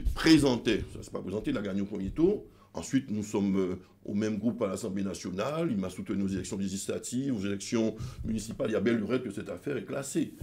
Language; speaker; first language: French; native; French